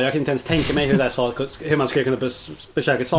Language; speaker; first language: Swedish; non-native, fluent; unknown